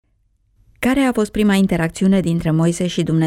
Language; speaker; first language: Romanian; native; Romanian